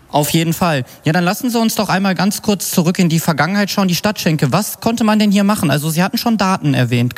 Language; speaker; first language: German; native; German